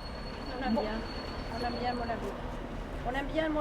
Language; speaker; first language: French; non-native, fluent; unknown